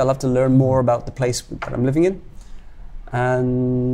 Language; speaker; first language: English; native; English